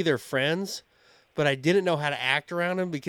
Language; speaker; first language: English; native; English